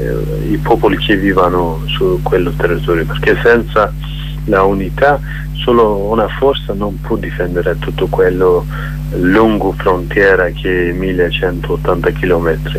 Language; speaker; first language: Italian; non-native, learner; Kurdish